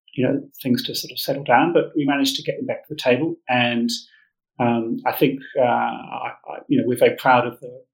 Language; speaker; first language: English; native; English